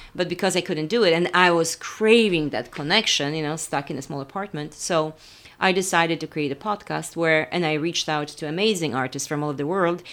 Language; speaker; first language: English; non-native, fluent; Polish